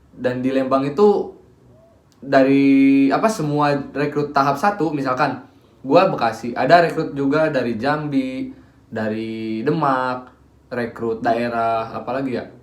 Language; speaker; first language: Indonesian; native; Indonesian